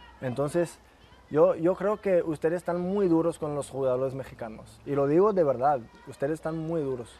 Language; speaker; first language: Spanish; non-native, fluent; French